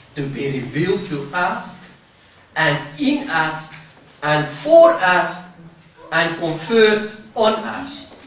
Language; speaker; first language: English; non-native, local second language; Afrikaans